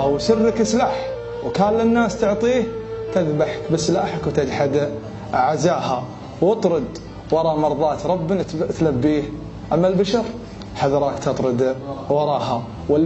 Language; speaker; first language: Arabic; native; Arabic